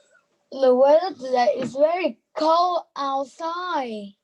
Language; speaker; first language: English; non-native, learner; Vietnamese